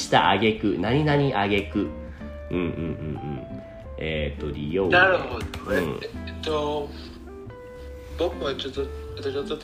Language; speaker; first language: Japanese; non-native, learner; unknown